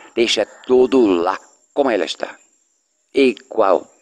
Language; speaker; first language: Portuguese; non-native, fluent; Swiss German